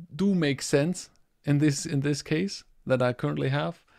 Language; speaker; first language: English; non-native, fluent; German